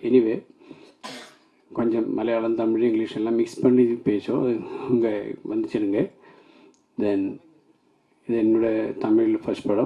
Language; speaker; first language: Tamil; non-native, learner; Malayalam